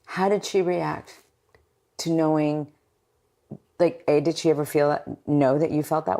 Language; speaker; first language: English; native; English